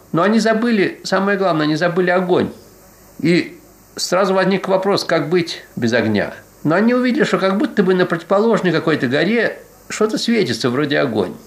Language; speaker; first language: Russian; native; Russian